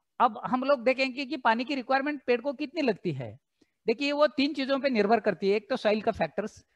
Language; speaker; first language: Hindi; non-native, local second language; Marathi